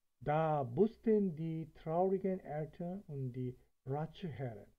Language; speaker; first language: German; non-native, fluent; Korean